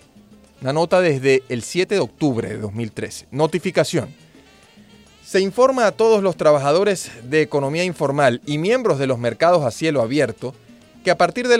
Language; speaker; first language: Spanish; native; Spanish